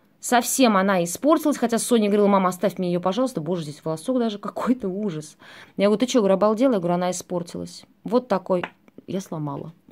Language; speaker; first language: Russian; native; Russian